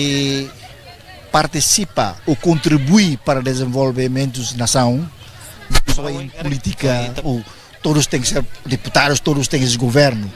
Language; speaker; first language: Portuguese; non-native, local second language; Tetum